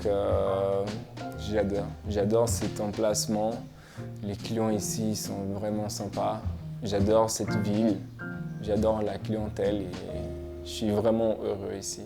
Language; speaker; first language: French; non-native, fluent; Portuguese